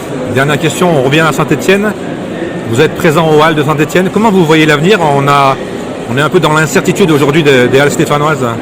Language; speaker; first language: French; native; French